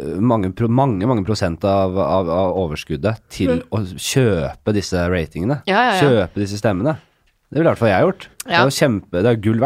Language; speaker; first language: Norwegian; native; Norwegian